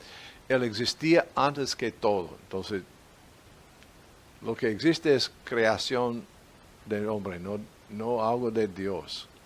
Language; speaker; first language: Spanish; non-native, fluent; English